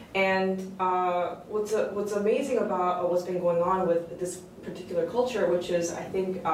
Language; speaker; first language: English; early bilingual, other home language; Korean